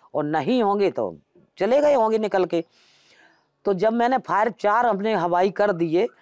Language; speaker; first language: Hindi; native; Hindi